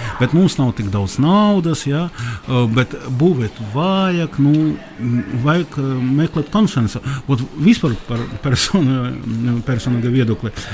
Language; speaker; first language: Latvian; non-native, local second language; Russian